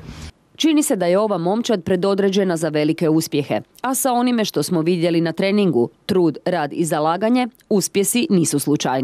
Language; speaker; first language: Serbian; native; Serbian